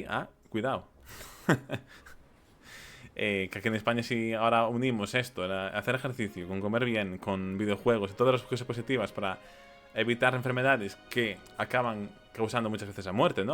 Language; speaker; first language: Spanish; native; Spanish